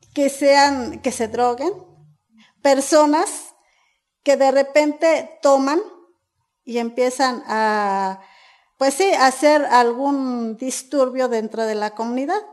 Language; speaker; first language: Spanish; native; Spanish